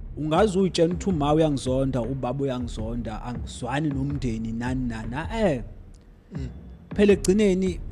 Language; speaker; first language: Zulu; native; Zulu